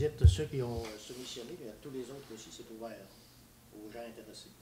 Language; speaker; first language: French; native; French